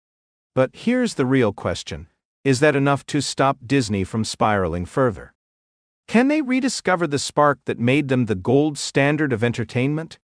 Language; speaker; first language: English; native; English